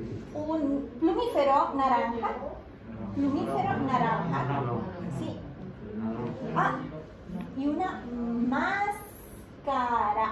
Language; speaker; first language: Spanish; non-native, fluent; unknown